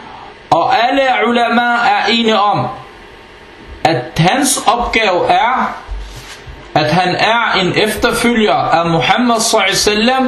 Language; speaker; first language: Danish; early bilingual, other home language; Arabic